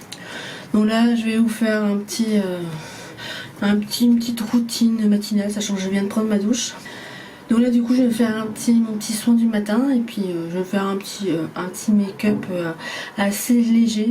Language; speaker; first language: French; native; French